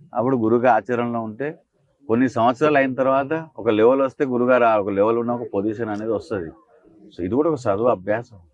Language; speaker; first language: Telugu; native; Telugu